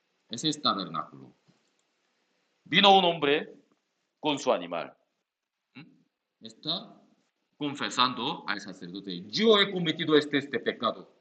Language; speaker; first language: Spanish; non-native, learner; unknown